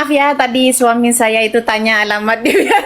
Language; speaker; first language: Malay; non-native, local second language; Madurese